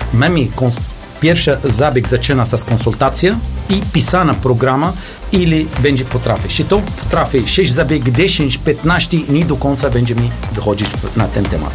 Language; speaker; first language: Polish; non-native, learner; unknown